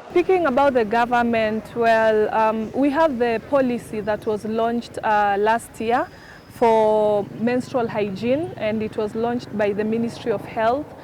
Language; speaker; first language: English; non-native, local second language; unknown